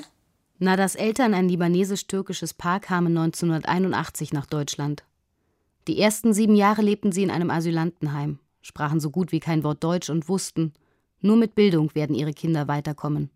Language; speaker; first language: German; native; German